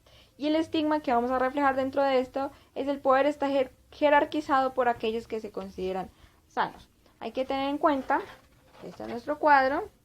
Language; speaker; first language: Spanish; native; Spanish